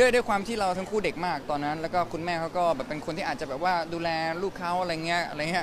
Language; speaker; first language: Thai; native; Thai